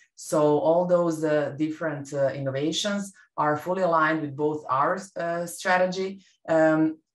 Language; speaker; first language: English; non-native, fluent; Serbian